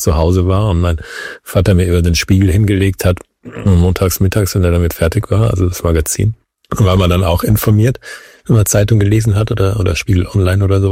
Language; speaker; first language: German; native; German